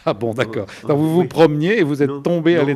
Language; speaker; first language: French; native; French